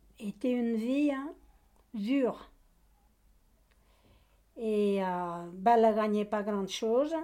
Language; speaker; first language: French; non-native, learner; Portuguese